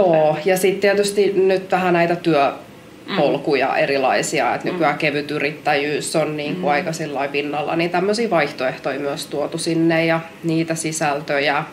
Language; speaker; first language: Finnish; native; Finnish